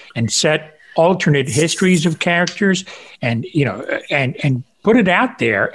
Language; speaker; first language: English; early bilingual, other home language; Spanish